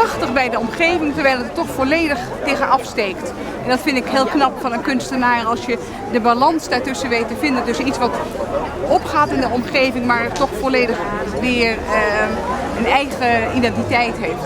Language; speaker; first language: Dutch; native; Dutch